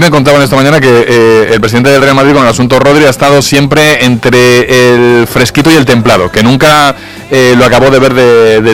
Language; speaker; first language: Spanish; native; Spanish